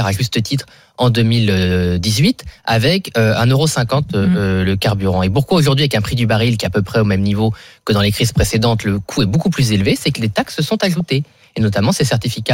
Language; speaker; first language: French; native; French